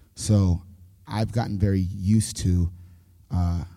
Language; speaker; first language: English; native; English